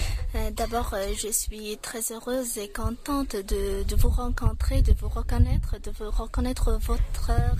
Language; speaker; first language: French; non-native, local second language; Arabic